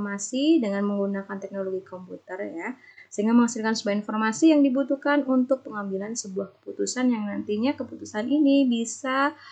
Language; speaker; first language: Indonesian; native; Indonesian